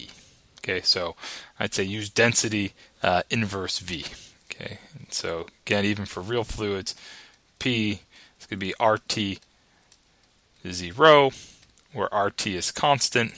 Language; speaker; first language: English; native; English